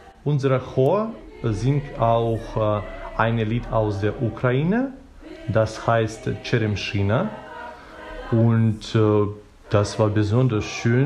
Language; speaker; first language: German; non-native, learner; Ukrainian